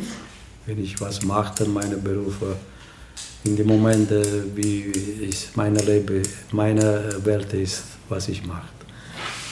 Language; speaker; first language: German; non-native, learner; Italian